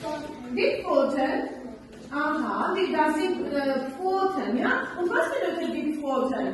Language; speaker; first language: German; non-native, learner; Armenian